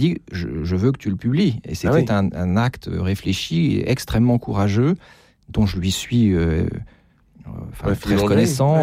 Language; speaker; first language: French; native; French